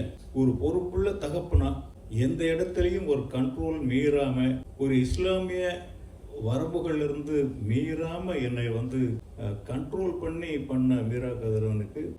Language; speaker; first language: Tamil; native; Tamil